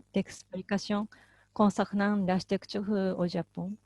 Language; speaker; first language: French; non-native, fluent; Japanese